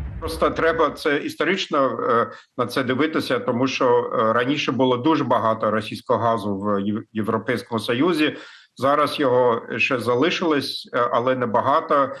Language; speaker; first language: Ukrainian; non-native, fluent; German